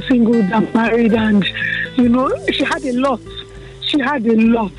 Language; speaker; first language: English; non-native, local second language; Yoruba